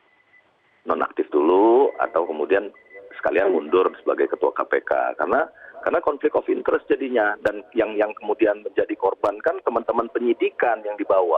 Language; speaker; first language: Indonesian; native; Indonesian